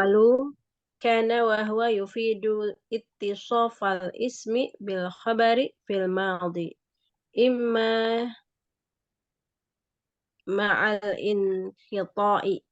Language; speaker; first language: Arabic; non-native, learner; Indonesian